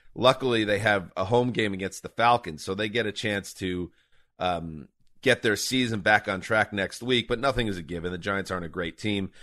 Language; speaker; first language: English; native; English